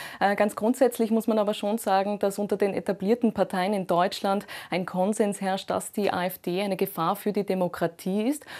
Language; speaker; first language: German; native; German